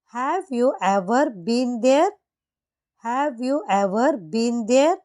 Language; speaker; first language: English; non-native, local second language; Hindi